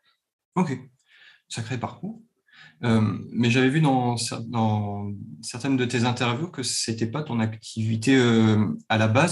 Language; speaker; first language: French; native; French